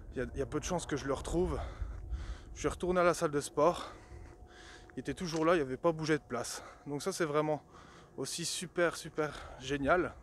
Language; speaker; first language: French; native; French